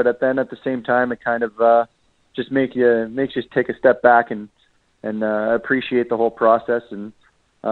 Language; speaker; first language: English; native; English